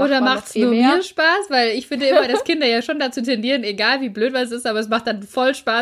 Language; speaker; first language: German; native; German